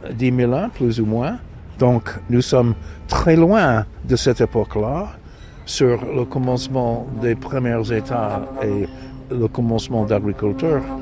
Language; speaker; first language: French; non-native, fluent; English